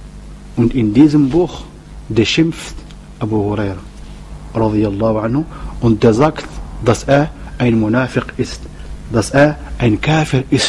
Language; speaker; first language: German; non-native, learner; Arabic